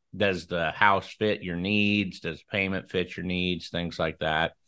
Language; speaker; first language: English; native; English